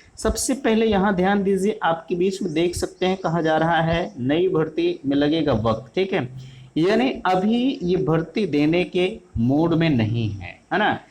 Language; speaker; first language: Hindi; native; Hindi